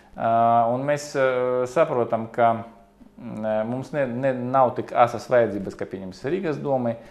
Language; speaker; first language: Latvian; native; Latvian